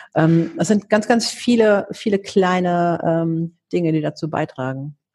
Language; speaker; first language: German; early bilingual, heritage; Greek